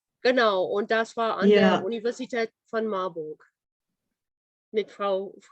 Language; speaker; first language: German; non-native, fluent; English